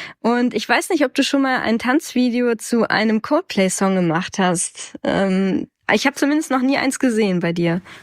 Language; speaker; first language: German; native; German